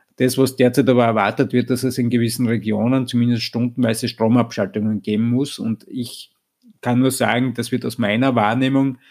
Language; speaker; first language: German; native; German